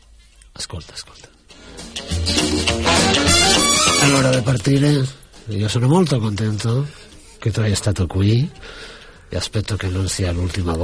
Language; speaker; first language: Italian; non-native, fluent; Catalan